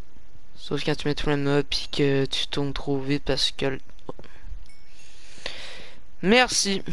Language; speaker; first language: French; native; French